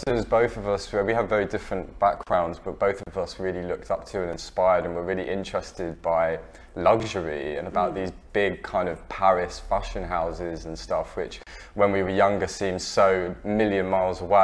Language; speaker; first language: English; native; English